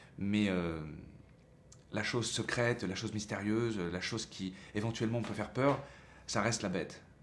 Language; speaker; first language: French; native; French